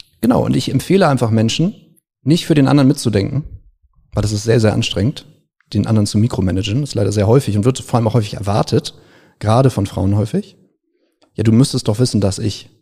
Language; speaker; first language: German; native; German